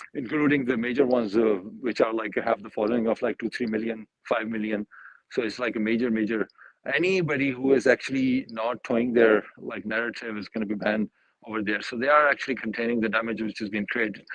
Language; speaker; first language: English; non-native, local second language; Urdu